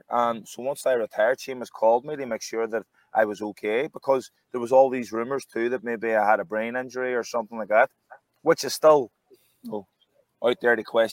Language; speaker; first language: English; native; English